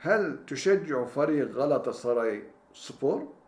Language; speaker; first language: Arabic; non-native, learner; Turkish